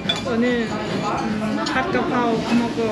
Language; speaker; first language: Korean; non-native, learner; Lao